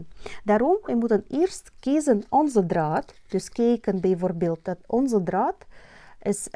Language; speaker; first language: Dutch; non-native, learner; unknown